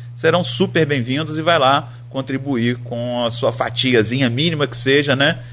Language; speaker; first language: Portuguese; native; Portuguese